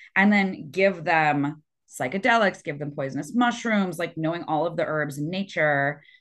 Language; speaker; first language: English; early bilingual, other home language; French